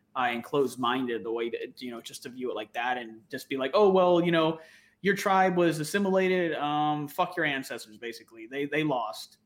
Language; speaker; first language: English; native; English